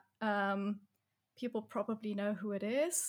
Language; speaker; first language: English; non-native, fluent; German